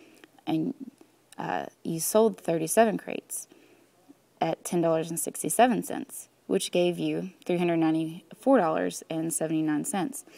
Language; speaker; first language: English; native; English